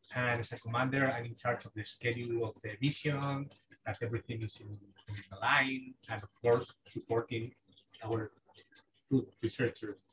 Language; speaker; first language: English; non-native, fluent; Spanish